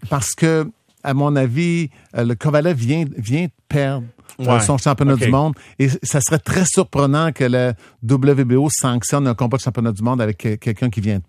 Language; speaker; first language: French; native; French